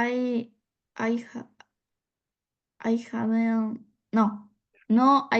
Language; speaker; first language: English; non-native, learner; Spanish